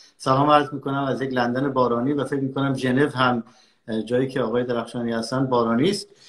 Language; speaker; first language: Persian; native; Persian